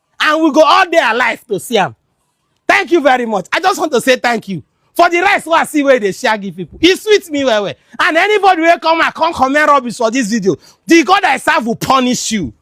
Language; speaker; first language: Nigerian Pidgin; non-native, local second language; Igbo